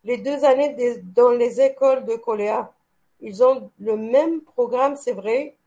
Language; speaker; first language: French; non-native, local second language; Arabic